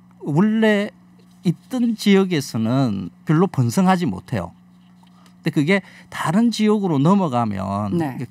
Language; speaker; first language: Korean; native; Korean